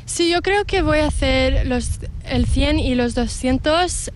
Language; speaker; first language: Spanish; early bilingual, heritage; English